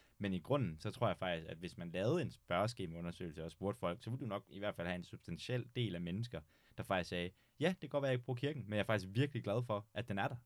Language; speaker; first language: Danish; native; Danish